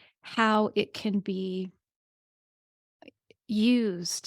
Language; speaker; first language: English; native; English